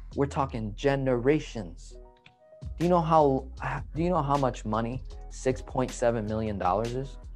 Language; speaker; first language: English; native; English